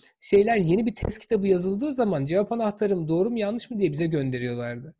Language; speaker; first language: Turkish; native; Turkish